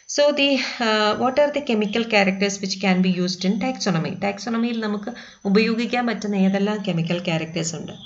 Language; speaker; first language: English; non-native, local second language; Malayalam